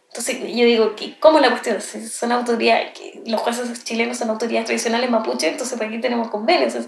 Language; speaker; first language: Spanish; native; Spanish